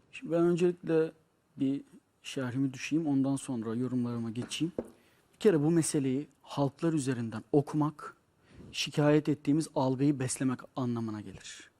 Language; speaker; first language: Turkish; native; Turkish